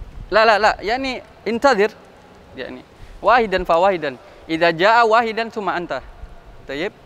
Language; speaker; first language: Arabic; non-native, fluent; Indonesian